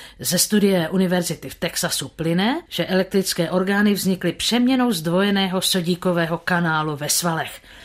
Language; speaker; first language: Czech; native; Czech